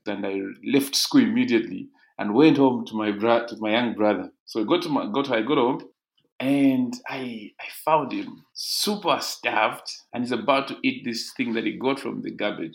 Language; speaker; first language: English; non-native, local second language; Bemba